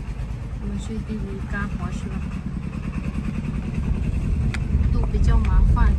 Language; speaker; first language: Chinese; non-native, fluent; Lao